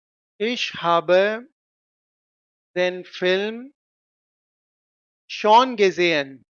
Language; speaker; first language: German; non-native, fluent; Hindi